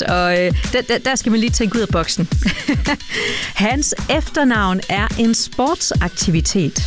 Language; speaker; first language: Danish; native; Danish